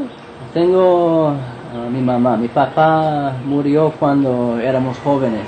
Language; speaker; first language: Spanish; non-native, fluent; English